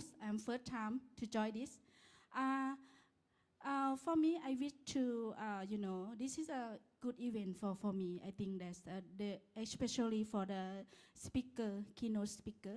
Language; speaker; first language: English; non-native, learner; Lao